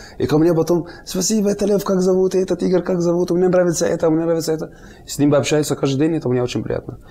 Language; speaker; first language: Russian; non-native, learner; Arabic